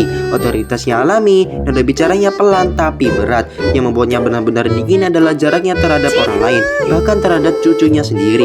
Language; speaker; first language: Indonesian; native; Indonesian